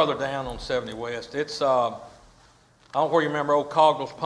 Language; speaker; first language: English; native; English